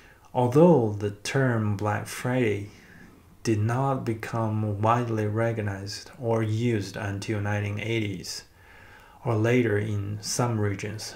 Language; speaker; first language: English; non-native, fluent; Chinese